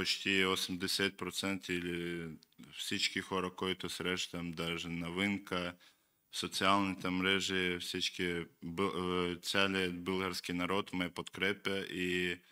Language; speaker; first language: Bulgarian; non-native, learner; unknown